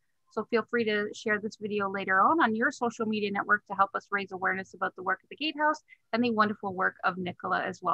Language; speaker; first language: English; native; English